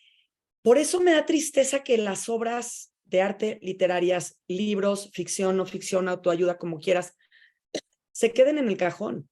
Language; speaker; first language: Spanish; native; Spanish